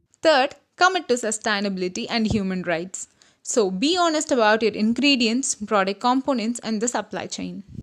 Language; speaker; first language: English; non-native, local second language; Tamil